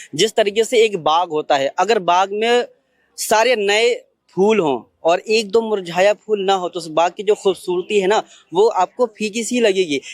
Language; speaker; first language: Urdu; native; Urdu